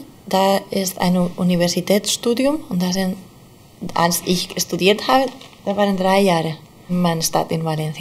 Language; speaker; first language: German; non-native, fluent; Spanish